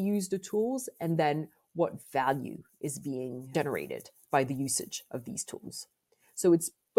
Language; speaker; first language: English; non-native, fluent; French